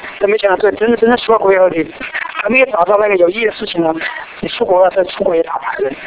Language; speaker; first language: Chinese; native; Chinese